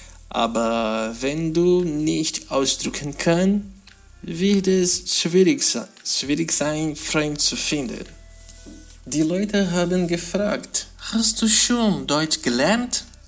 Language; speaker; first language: German; non-native, learner; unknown